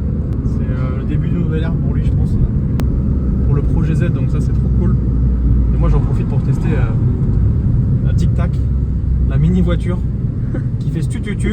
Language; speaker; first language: French; native; French